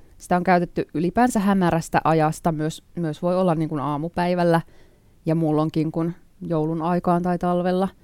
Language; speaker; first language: Finnish; native; Finnish